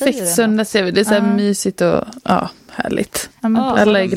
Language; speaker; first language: Swedish; native; Swedish